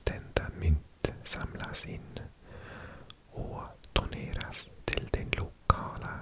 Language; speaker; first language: Swedish; non-native, learner; English